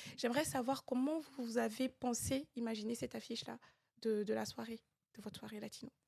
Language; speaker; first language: French; native; French